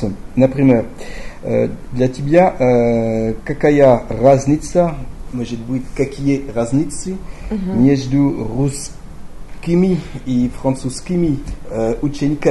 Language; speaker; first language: Russian; non-native, learner; French